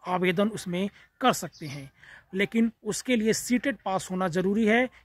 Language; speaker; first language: Hindi; native; Hindi